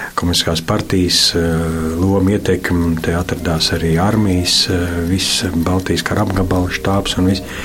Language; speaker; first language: Latvian; native; Latvian